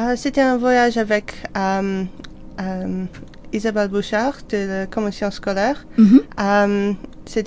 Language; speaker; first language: French; non-native, learner; English